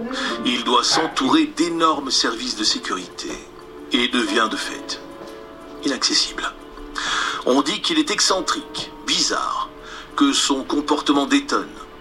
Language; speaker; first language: French; native; French